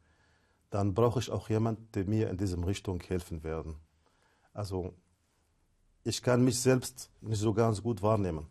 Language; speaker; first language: German; non-native, fluent; Arabic